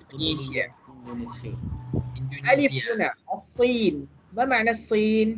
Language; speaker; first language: Arabic; non-native, fluent; Malay